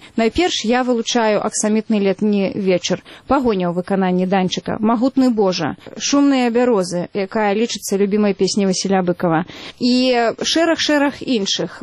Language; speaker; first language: Belarusian; native; Belarusian